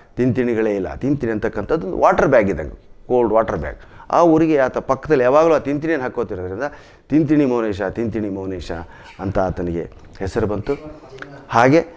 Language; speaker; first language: Kannada; native; Kannada